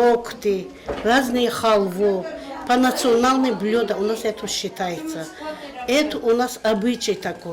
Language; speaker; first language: Russian; non-native, local second language; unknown